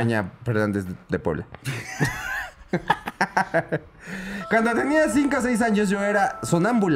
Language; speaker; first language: Spanish; native; Spanish